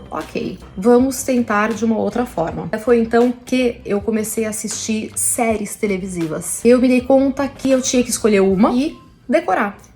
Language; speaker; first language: Portuguese; early bilingual, other home language; Italian